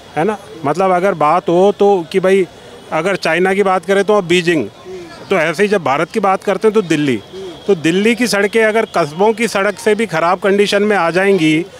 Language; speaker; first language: Hindi; native; Hindi